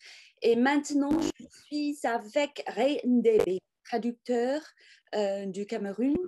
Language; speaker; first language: French; non-native, fluent; English